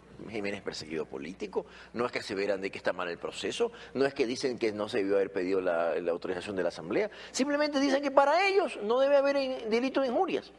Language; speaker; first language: Spanish; native; Spanish